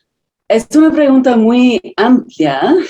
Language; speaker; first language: Spanish; non-native, fluent; English